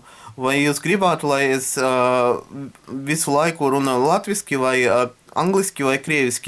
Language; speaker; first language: Latvian; non-native, local second language; Russian